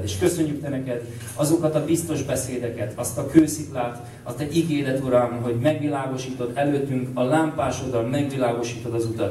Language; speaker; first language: Hungarian; native; Hungarian